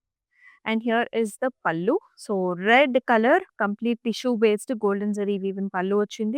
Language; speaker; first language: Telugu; native; Telugu